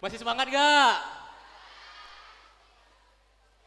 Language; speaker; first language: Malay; non-native, local second language; Minangkabau